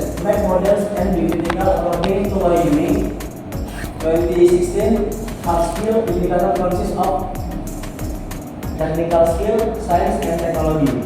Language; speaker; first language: English; non-native, learner; Indonesian